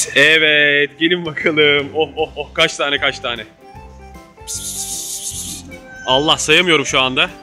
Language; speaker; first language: Turkish; native; Turkish